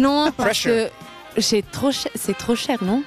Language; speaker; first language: French; non-native, learner; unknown